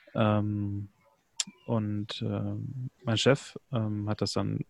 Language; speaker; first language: German; native; German